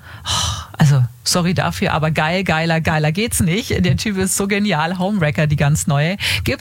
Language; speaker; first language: German; native; German